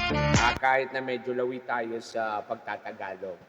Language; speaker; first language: Filipino; non-native, local second language; Bikol